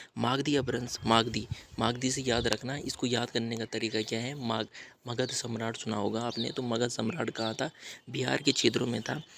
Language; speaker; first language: Hindi; native; Hindi